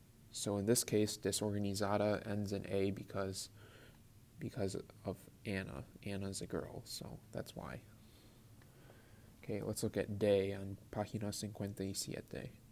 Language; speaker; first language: English; native; English